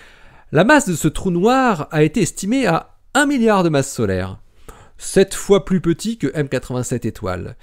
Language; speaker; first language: French; native; French